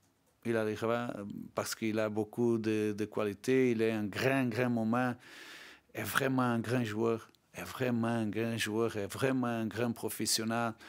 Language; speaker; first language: French; non-native, learner; Portuguese